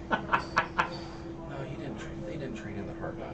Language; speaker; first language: English; native; English